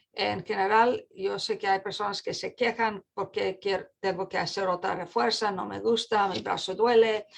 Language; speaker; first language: Spanish; non-native, fluent; English